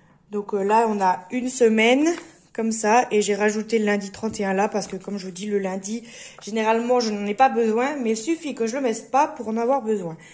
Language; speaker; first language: French; native; French